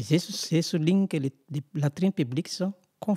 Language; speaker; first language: French; non-native, local second language; Malagasy